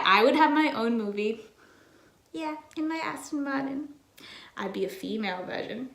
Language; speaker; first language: English; native; English